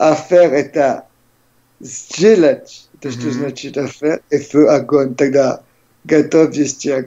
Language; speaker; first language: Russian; non-native, learner; French